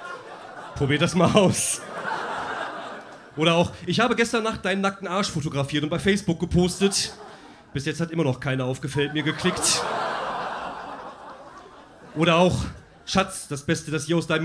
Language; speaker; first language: German; native; German